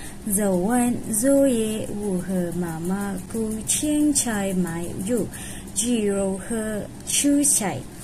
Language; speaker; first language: Chinese; non-native, learner; Malay